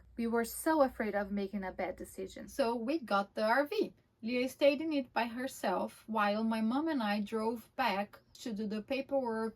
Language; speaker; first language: English; non-native, fluent; Portuguese